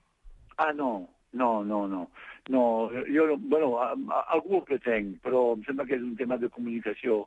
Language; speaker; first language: Catalan; non-native, fluent; French